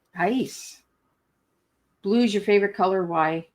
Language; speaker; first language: English; native; English